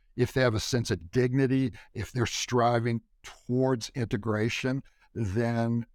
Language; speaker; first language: English; native; English